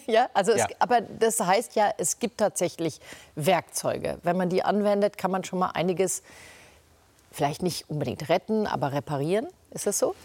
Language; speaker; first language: German; native; German